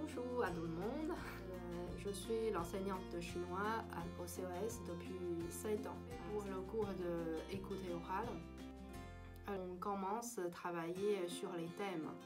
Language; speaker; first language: French; non-native, fluent; Chinese